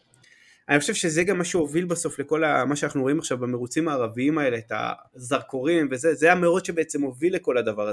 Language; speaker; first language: Hebrew; native; Hebrew